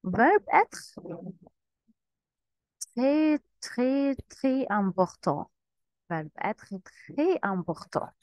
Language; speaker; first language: French; non-native, fluent; Arabic